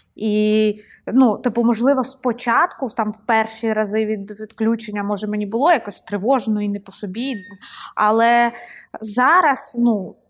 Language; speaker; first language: Ukrainian; non-native, local second language; Russian